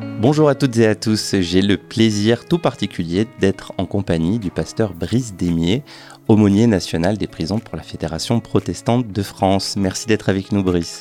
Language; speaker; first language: French; native; French